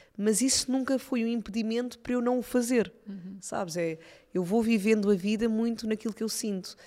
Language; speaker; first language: Portuguese; native; Portuguese